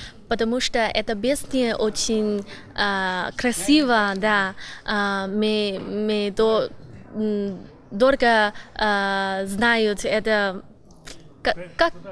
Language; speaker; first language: Russian; non-native, learner; Chinese